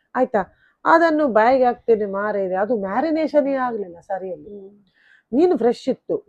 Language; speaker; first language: Kannada; native; Kannada